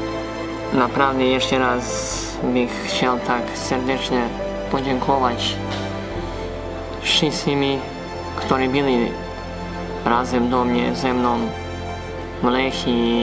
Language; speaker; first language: Polish; non-native, fluent; Serbian